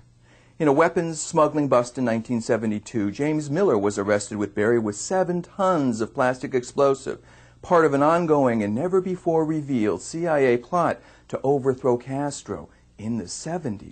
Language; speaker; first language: English; native; English